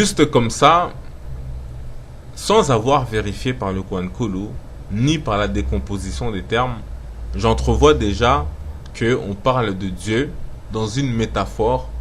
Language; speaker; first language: French; non-native, local second language; Lingala